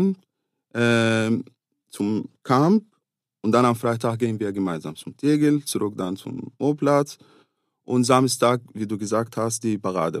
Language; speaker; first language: German; non-native, fluent; Arabic